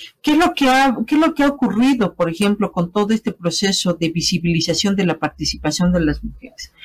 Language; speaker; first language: Spanish; native; Spanish